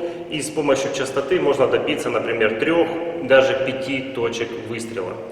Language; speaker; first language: Russian; native; Russian